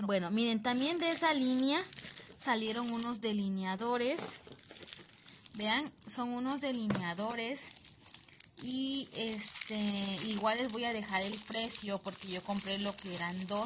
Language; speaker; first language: Spanish; native; Spanish